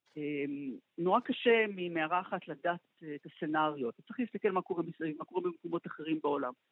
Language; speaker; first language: Hebrew; native; Hebrew